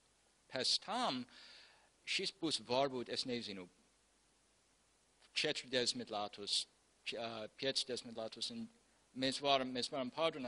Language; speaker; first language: Latvian; non-native, learner; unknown